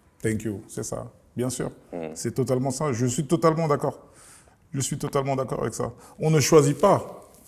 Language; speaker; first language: French; early bilingual, other home language; Lingala